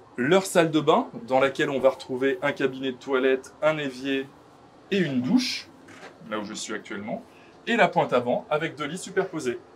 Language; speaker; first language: French; native; French